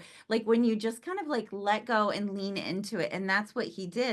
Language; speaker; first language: English; native; English